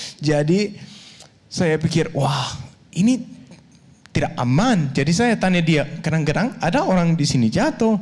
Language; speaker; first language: Indonesian; non-native, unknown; Danish